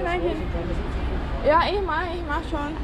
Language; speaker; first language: German; non-native, learner; Thai